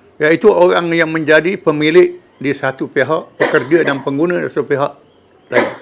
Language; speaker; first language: Malay; native; Malay